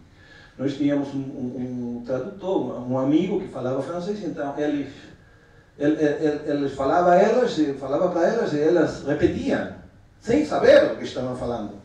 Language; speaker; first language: Portuguese; non-native, fluent; Spanish